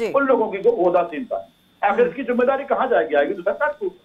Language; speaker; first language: Hindi; native; Hindi